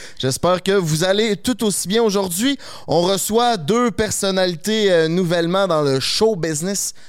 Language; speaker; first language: French; native; French